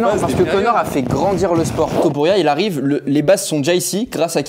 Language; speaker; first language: French; native; French